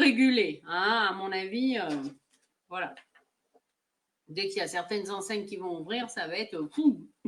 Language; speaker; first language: French; native; French